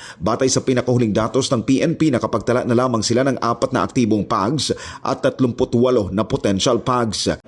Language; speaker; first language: Filipino; native; Filipino